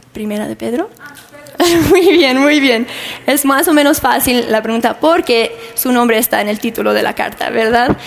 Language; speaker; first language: Spanish; non-native, fluent; English